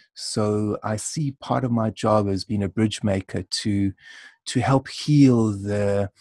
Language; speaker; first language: English; native; English